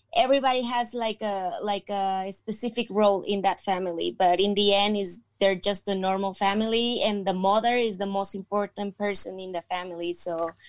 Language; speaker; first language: English; non-native, fluent; Spanish